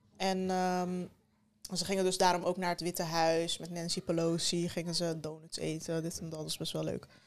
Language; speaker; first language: Dutch; early bilingual, other home language; Turkish